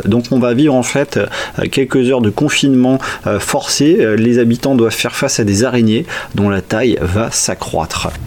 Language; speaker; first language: French; native; French